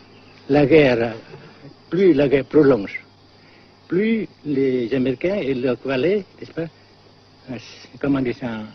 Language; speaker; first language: French; non-native, fluent; Vietnamese